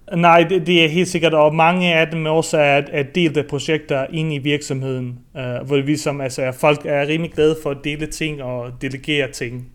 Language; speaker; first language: Danish; early bilingual, other home language; Bosnian